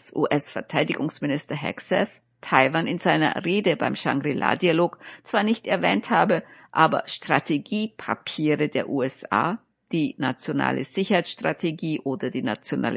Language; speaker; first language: German; native; German